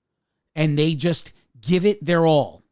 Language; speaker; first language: English; native; English